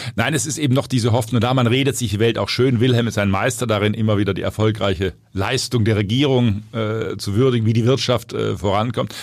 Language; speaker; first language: German; native; German